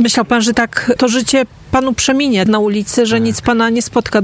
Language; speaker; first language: Polish; native; Polish